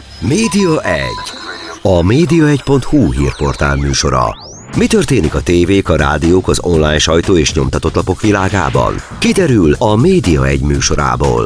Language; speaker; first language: Hungarian; native; Hungarian